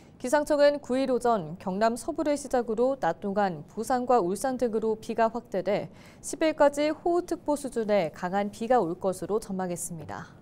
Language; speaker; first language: Korean; native; Korean